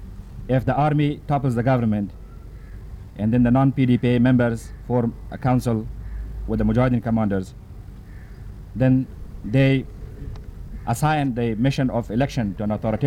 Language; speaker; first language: English; non-native, fluent; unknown